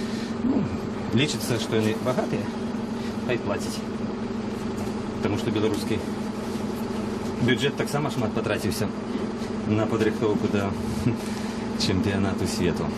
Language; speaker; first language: Russian; non-native, local second language; Belarusian